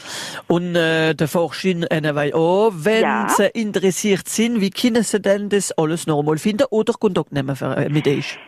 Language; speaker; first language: German; non-native, local second language; French